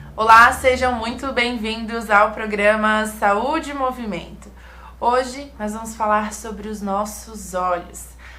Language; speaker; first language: Portuguese; native; Portuguese